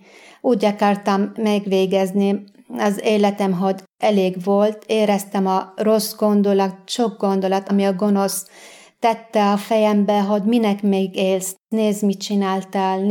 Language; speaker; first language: Hungarian; non-native, fluent; Arabic